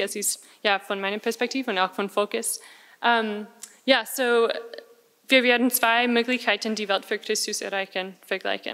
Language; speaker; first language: German; non-native, fluent; English